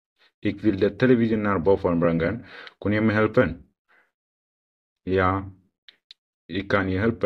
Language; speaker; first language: Dutch; non-native, learner; Tigrinya